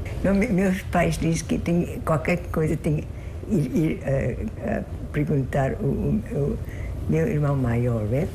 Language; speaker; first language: Portuguese; early bilingual, heritage; Portuguese